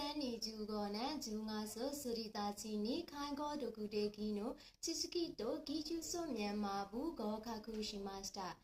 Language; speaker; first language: Japanese; non-native, learner; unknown